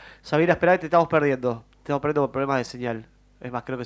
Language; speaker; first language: Spanish; native; Spanish